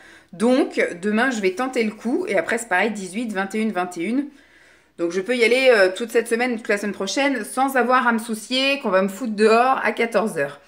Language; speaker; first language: French; native; French